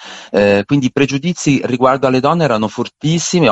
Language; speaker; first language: Italian; native; Italian